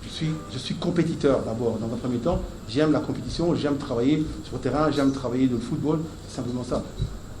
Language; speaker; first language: French; native; French